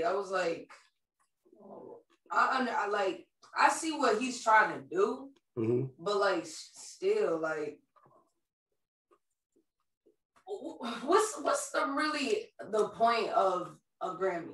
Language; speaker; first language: English; native; English